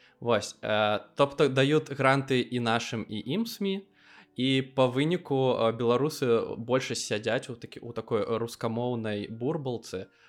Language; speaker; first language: Belarusian; non-native, local second language; Russian